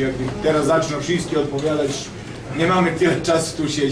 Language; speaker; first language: Polish; non-native, fluent; Serbian